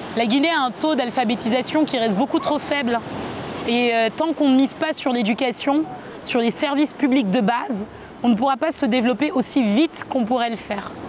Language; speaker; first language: French; native; French